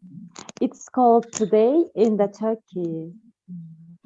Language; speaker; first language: English; non-native, learner; Russian